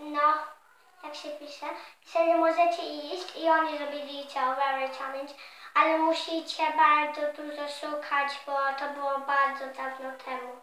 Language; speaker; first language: Polish; early bilingual, heritage; Polish